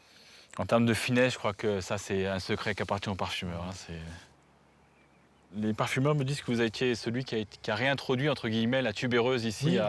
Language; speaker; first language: French; native; French